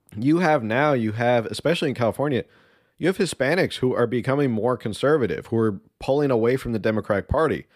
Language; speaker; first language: English; early bilingual, other home language; Spanish